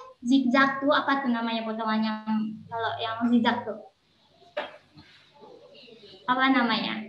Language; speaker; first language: Indonesian; native; Indonesian